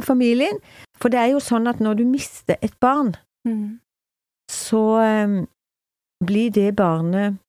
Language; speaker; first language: Norwegian; native; Norwegian